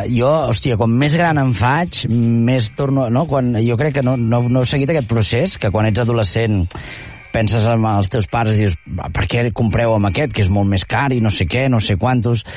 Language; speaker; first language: Catalan; native; Catalan